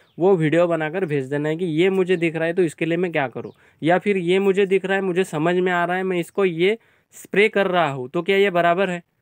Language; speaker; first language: Hindi; native; Hindi